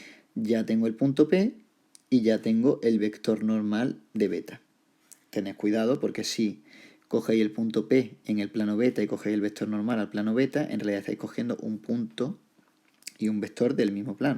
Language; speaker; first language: Spanish; native; Spanish